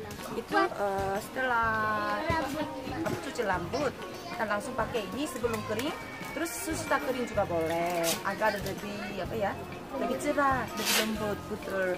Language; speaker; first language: Indonesian; non-native, fluent; Korean